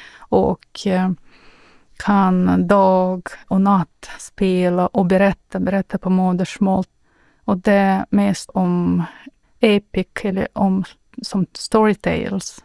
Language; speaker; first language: Swedish; non-native, fluent; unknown